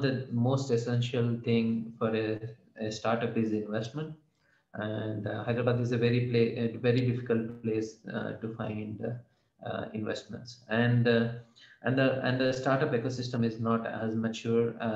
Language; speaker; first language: English; non-native, local second language; Telugu